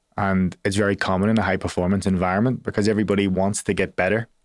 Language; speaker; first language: English; native; English